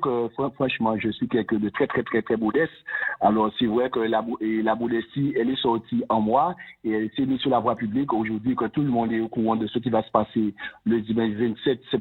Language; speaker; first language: French; native; French